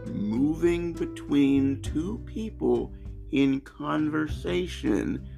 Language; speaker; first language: English; native; English